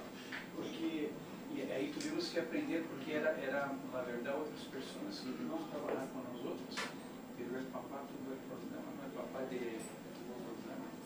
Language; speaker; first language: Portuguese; non-native, learner; Spanish